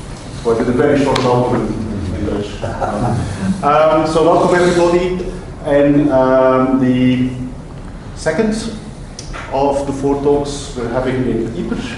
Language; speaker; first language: English; non-native, fluent; Dutch